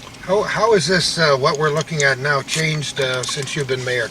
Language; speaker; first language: English; native; English